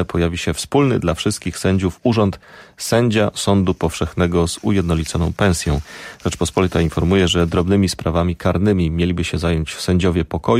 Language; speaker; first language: Polish; native; Polish